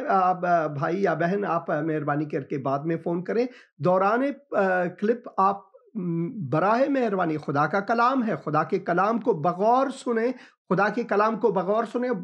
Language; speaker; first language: Urdu; native; Urdu